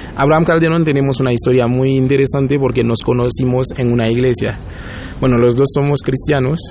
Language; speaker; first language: Spanish; non-native, fluent; Haitian Creole